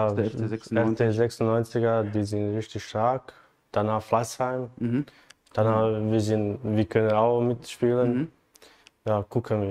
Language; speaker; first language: German; non-native, learner; Bosnian